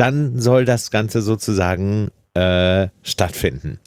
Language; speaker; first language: German; native; German